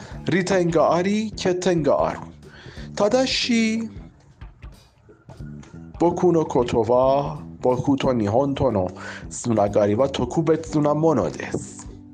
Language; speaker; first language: Japanese; non-native, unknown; Persian